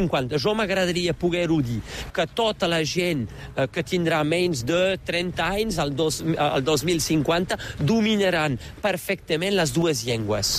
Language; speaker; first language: Catalan; native; Catalan